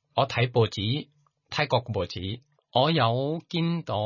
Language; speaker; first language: Cantonese; non-native, fluent; Thai